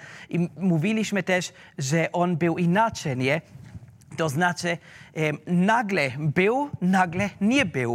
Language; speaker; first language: Polish; non-native, learner; German